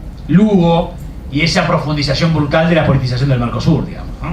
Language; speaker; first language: Spanish; native; Spanish